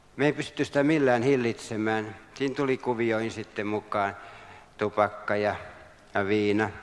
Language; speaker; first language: Finnish; native; Finnish